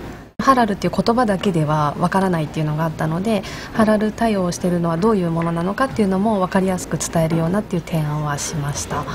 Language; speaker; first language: Japanese; native; Japanese